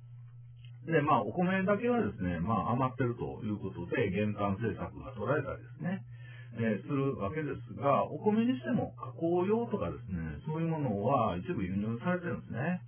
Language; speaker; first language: Japanese; native; Japanese